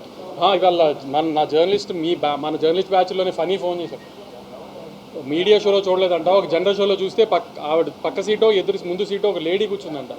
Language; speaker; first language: Telugu; native; Telugu